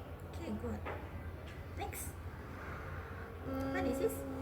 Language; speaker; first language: English; non-native, learner; Indonesian